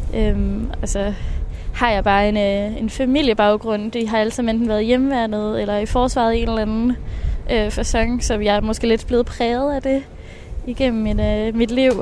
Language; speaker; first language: Danish; native; Danish